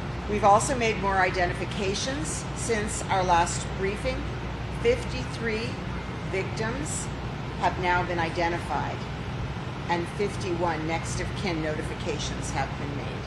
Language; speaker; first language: English; native; English